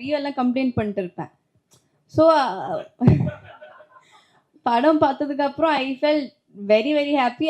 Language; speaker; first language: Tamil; non-native, learner; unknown